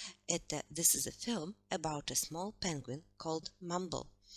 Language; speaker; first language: English; non-native, fluent; Russian